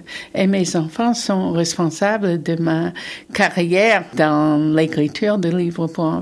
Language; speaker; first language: French; non-native, fluent; English